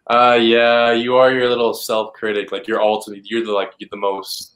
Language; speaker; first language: English; native; English